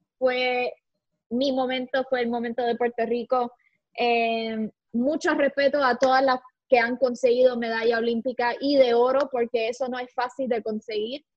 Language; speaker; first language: Spanish; native; Spanish